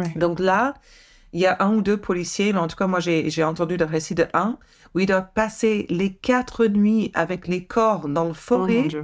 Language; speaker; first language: French; non-native, fluent; English